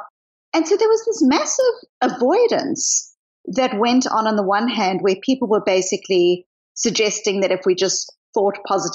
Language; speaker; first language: English; native; English